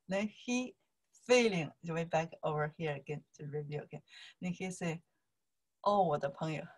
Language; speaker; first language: English; non-native, learner; Chinese